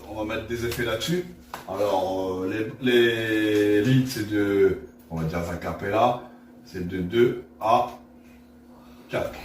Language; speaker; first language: French; native; French